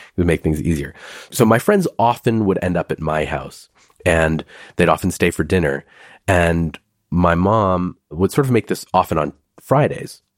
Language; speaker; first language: English; early bilingual, other home language; Hindi